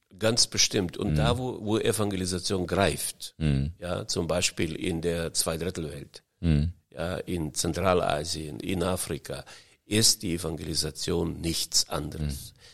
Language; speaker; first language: German; early bilingual, heritage; German